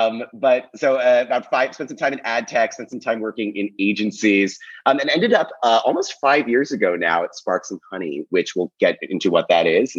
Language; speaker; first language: English; native; English